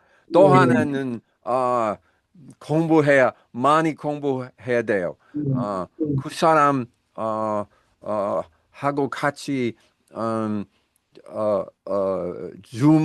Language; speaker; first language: Korean; non-native, learner; English